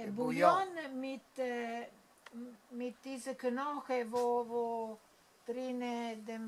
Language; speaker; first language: German; non-native, learner; Italian